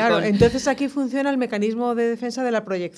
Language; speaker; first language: Spanish; native; Spanish